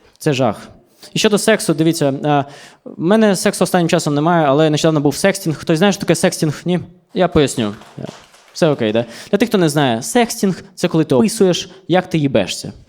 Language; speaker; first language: Ukrainian; non-native, local second language; Russian